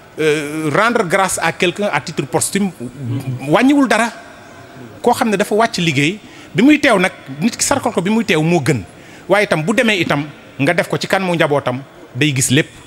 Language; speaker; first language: Wolof; native; Wolof